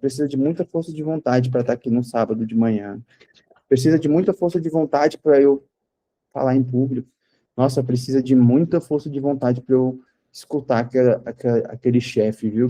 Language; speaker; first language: Portuguese; native; Portuguese